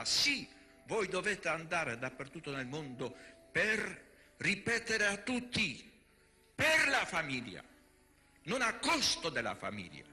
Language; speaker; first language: Italian; non-native, fluent; Polish